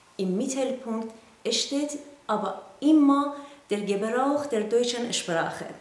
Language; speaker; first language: German; non-native, fluent; Persian